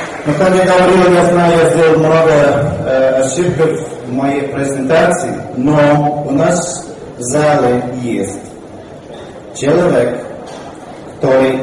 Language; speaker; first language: Russian; non-native, learner; English